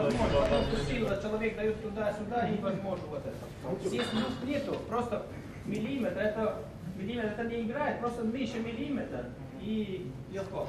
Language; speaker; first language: Russian; non-native, learner; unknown